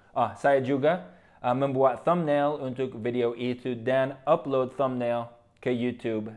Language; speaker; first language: Indonesian; non-native, fluent; English